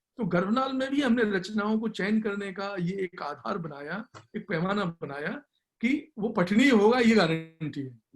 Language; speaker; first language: Hindi; native; Hindi